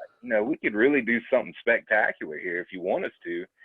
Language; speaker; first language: English; native; English